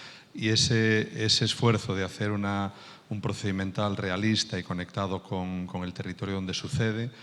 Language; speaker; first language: Spanish; native; Spanish